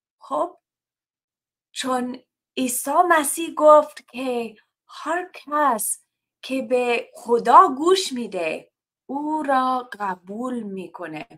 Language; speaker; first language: Persian; non-native, learner; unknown